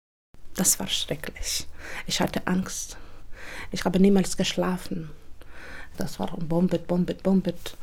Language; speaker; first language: German; non-native, learner; Russian